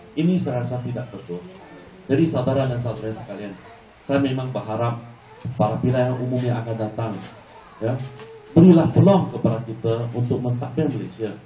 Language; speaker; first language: Malay; non-native, local second language; Chinese